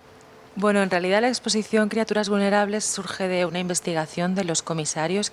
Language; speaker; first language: Spanish; native; Spanish